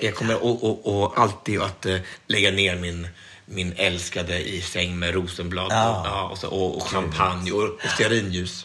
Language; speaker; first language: Swedish; native; Swedish